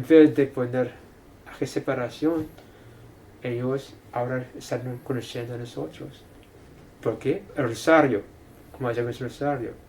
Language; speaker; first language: Spanish; non-native, fluent; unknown